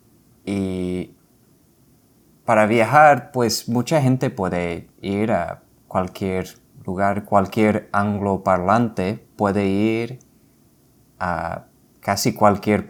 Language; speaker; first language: Spanish; non-native, fluent; English